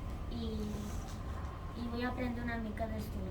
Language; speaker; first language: Catalan; non-native, local second language; Spanish